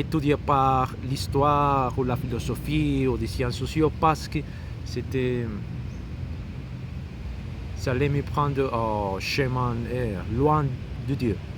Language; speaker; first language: French; non-native, learner; Spanish